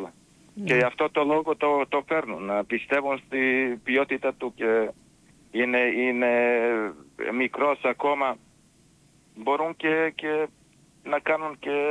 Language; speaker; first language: Greek; non-native, fluent; Serbian